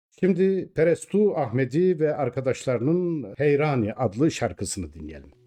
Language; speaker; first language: Turkish; native; Turkish